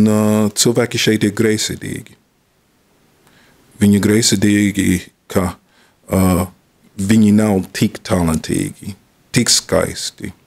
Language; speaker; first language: Latvian; non-native, fluent; English